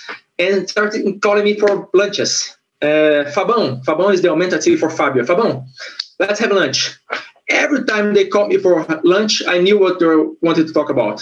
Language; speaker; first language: English; non-native, fluent; Portuguese